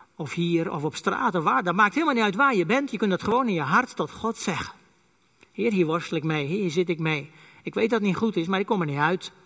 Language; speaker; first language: Dutch; non-native, local second language; Western Frisian